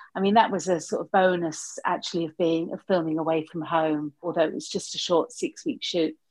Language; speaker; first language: English; native; English